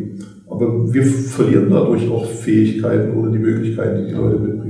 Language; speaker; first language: German; native; German